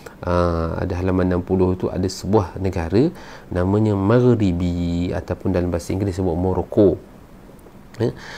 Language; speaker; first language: Malay; native; Malay